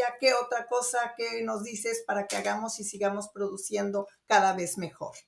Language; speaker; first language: Spanish; native; Spanish